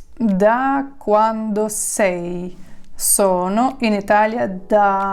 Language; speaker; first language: Italian; non-native, fluent; Ukrainian